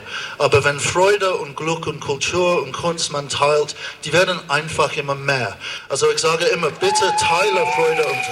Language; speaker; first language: German; non-native, fluent; English